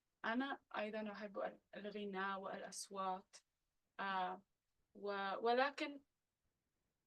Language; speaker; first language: Arabic; non-native, learner; English